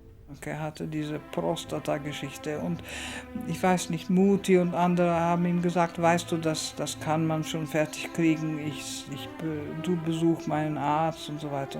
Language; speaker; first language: German; early bilingual, heritage; German